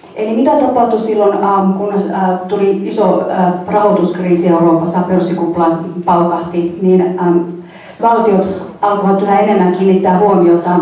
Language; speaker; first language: Finnish; native; Finnish